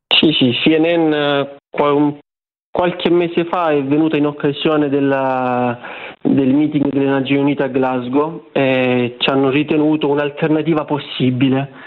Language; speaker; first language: Italian; native; Italian